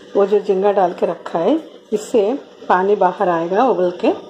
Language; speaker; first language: Hindi; non-native, local second language; Telugu